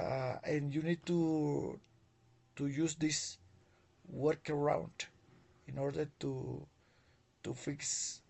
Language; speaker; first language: English; non-native, learner; Spanish